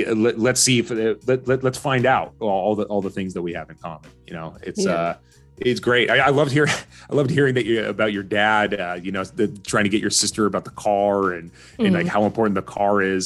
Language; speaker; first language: English; early bilingual, other home language; Arabic